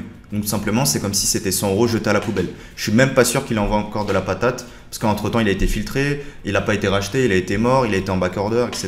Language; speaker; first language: French; native; French